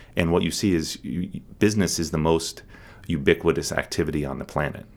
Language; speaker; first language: English; native; English